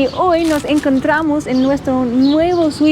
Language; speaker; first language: Spanish; non-native, learner; English